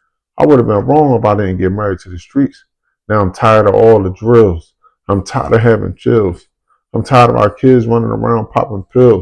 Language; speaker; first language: English; native; English